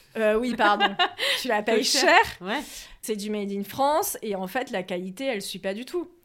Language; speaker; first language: French; native; French